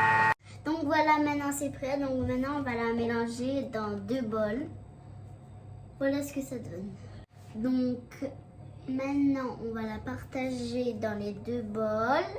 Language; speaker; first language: French; native; French